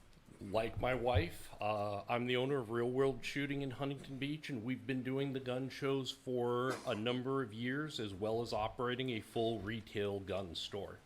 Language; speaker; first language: English; native; English